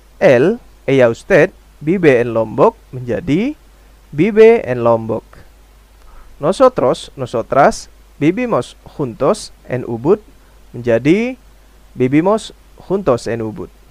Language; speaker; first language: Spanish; non-native, fluent; Indonesian